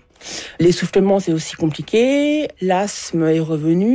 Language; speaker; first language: French; native; French